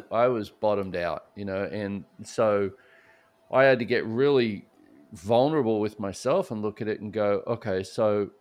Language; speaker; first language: English; native; English